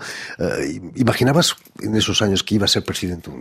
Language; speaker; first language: Spanish; native; Spanish